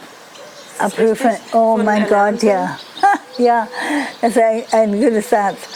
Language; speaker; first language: German; non-native, learner; English